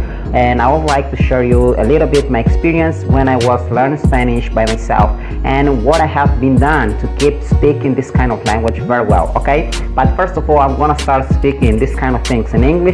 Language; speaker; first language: English; non-native, fluent; Portuguese